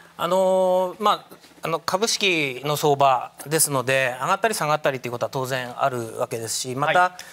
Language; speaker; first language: Japanese; native; Japanese